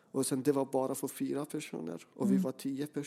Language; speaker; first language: Swedish; non-native, fluent; Persian